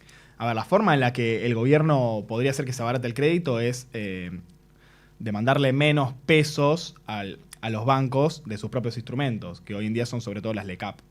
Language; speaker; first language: Spanish; native; Spanish